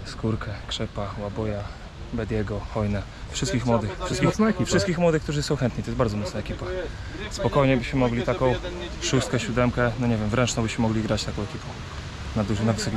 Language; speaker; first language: Polish; native; Polish